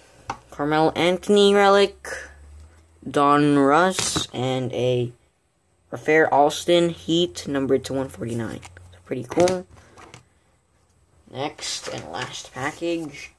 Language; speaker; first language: English; native; English